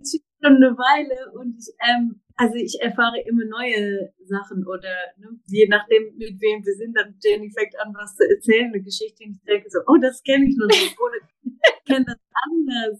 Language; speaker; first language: German; non-native, fluent; English